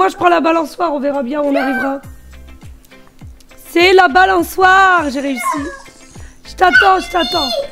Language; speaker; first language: French; native; French